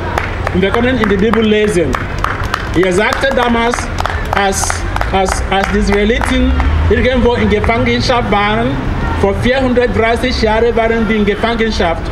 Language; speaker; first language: German; non-native, fluent; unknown